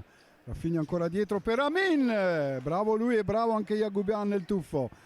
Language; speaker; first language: Italian; native; Italian